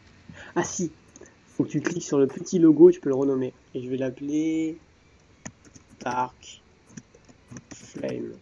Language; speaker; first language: French; native; French